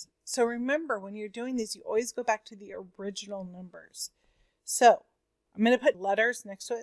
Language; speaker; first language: English; native; English